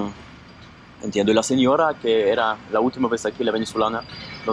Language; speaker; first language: Spanish; non-native, learner; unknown